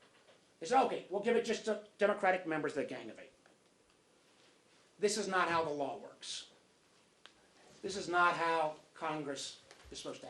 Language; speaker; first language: English; native; English